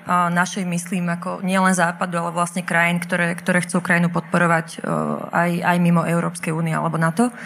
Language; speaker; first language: Slovak; native; Slovak